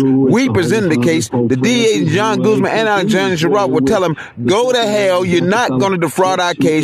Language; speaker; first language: English; native; English